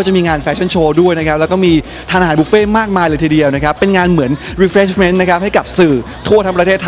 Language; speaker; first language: Thai; native; Thai